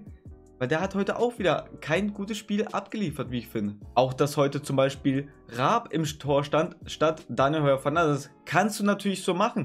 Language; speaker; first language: German; native; German